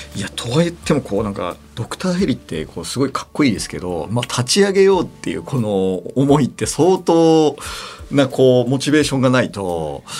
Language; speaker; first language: Japanese; native; Japanese